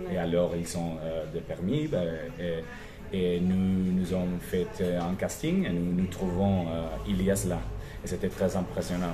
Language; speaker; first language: French; non-native, fluent; Spanish